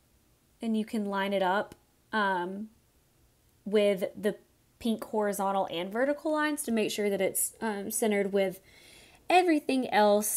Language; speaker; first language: English; native; English